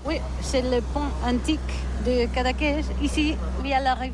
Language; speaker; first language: French; non-native, learner; Catalan